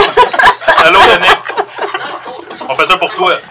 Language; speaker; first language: French; native; French